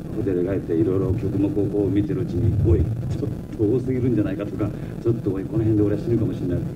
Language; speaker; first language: Japanese; native; Japanese